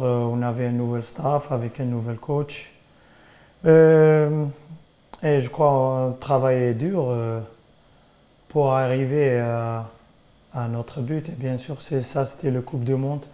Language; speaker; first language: French; non-native, fluent; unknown